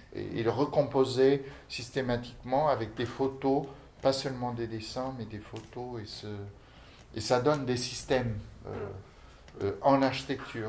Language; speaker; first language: French; non-native, fluent; Portuguese